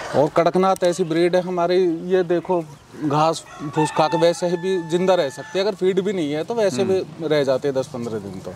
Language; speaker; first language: Hindi; native; Hindi